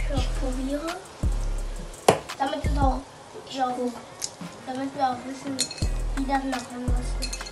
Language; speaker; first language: German; early bilingual, other home language; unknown